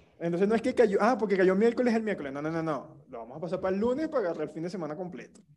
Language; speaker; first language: Spanish; native; Spanish